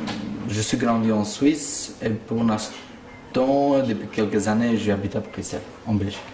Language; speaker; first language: French; early bilingual, other home language; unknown